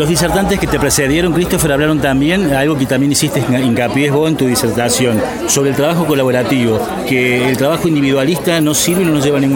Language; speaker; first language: Spanish; native; Spanish